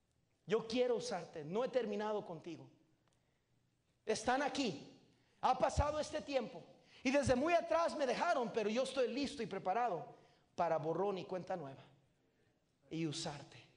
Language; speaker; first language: Spanish; native; Spanish